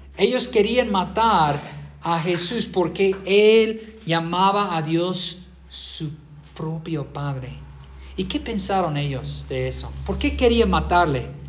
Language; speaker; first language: Spanish; non-native, fluent; English